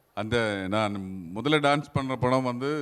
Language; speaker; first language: Tamil; non-native, learner; Malayalam